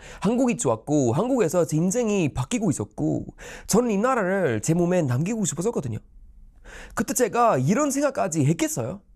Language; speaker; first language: Korean; non-native, fluent; Swedish